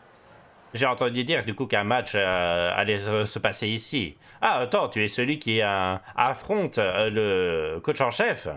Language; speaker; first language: French; native; French